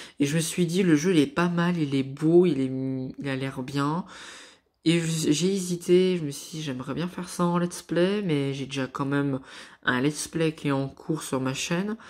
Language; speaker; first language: French; native; French